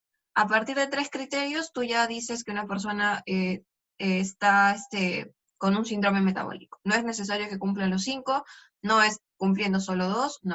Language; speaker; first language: Spanish; native; Spanish